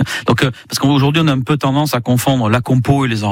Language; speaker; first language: French; native; French